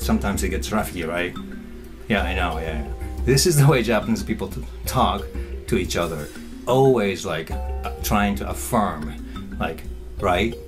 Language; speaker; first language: English; non-native, fluent; Japanese